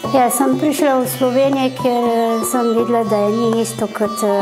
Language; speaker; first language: Slovenian; non-native, fluent; Nepali